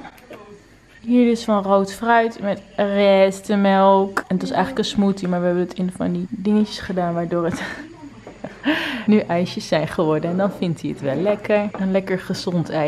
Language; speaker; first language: Dutch; native; Dutch